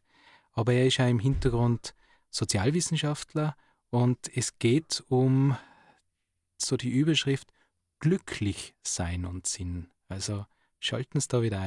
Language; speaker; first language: German; native; German